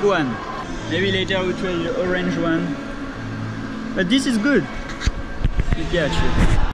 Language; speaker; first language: English; non-native, fluent; French